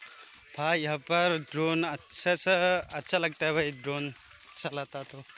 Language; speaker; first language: Hindi; non-native, local second language; Assamese